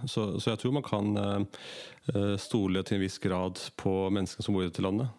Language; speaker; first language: Norwegian; early bilingual, other home language; Urdu